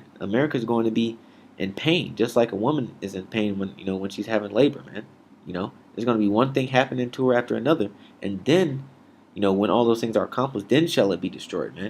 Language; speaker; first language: English; native; English